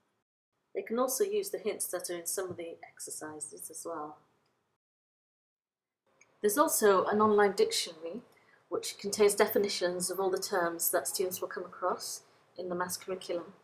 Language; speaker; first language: English; native; English